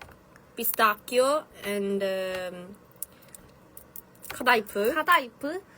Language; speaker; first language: English; non-native, fluent; Italian